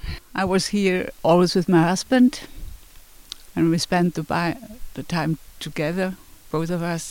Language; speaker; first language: English; non-native, fluent; German